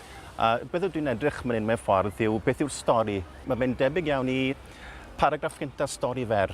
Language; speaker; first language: Welsh; native; Welsh